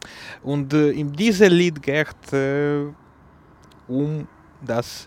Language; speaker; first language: German; non-native, learner; Ukrainian